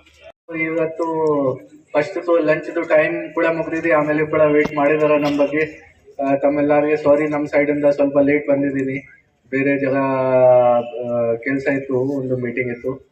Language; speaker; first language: Kannada; non-native, fluent; Hindi